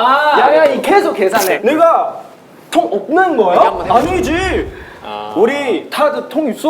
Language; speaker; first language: Korean; non-native, local second language; Chinese